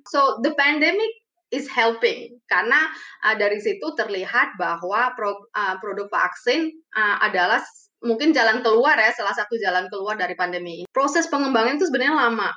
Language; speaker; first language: Indonesian; early bilingual, other home language; Romanian